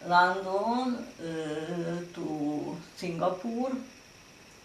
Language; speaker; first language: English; non-native, learner; Hungarian